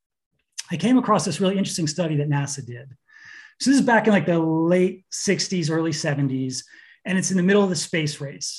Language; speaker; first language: English; native; English